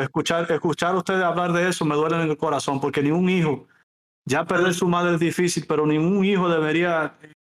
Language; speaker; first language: Spanish; native; Spanish